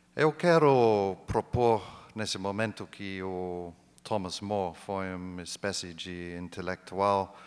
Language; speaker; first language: Portuguese; non-native, fluent; English